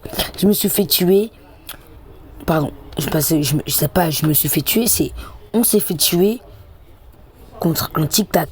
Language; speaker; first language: French; native; French